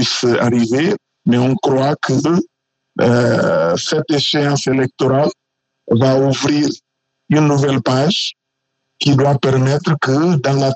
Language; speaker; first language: French; non-native, fluent; Portuguese